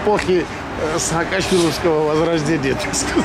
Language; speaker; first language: Russian; non-native, local second language; Georgian